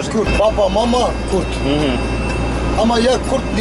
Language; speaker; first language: Turkish; native; Turkish